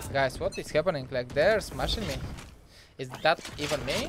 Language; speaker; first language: English; non-native, fluent; Bulgarian